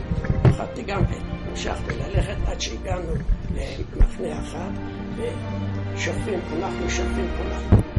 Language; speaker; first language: Hebrew; non-native, fluent; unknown